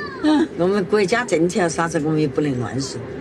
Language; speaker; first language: Chinese; native; Chinese